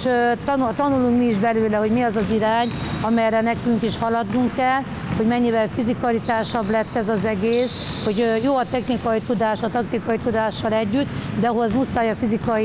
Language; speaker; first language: Hungarian; native; Hungarian